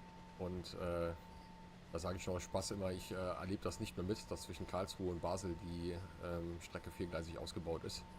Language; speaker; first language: German; native; German